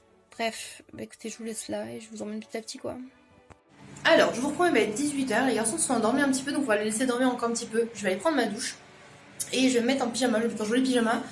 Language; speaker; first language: French; native; French